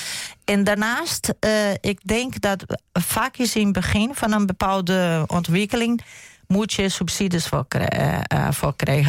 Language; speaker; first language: Dutch; non-native, fluent; Portuguese